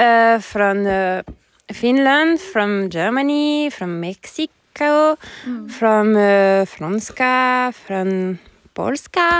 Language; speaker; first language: Swedish; non-native, learner; French